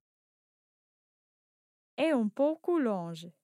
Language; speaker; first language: Portuguese; non-native, learner; English